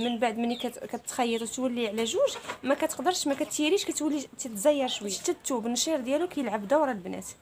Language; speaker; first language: Arabic; native; Arabic